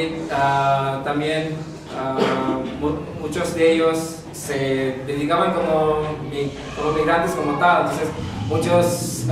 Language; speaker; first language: Spanish; non-native, fluent; Javanese